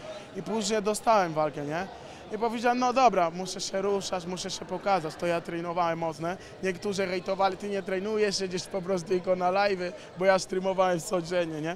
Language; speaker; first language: Polish; non-native, learner; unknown